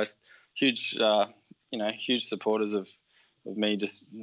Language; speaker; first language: English; native; English